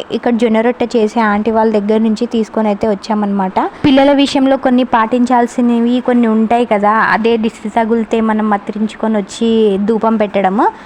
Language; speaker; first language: Telugu; native; Telugu